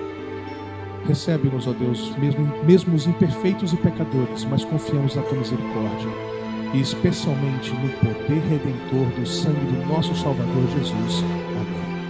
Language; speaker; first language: Portuguese; native; Portuguese